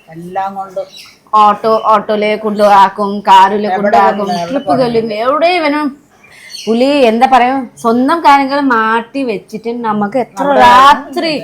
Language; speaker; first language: Malayalam; non-native, learner; Nepali